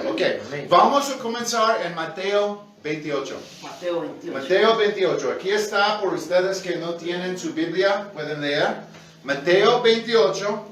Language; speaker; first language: Spanish; non-native, fluent; English